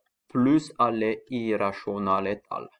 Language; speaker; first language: Norwegian; non-native, fluent; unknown